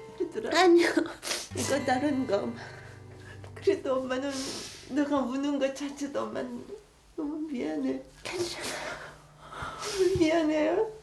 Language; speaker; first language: Korean; early bilingual, heritage; French